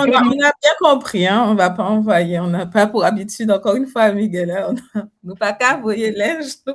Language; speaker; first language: French; native; French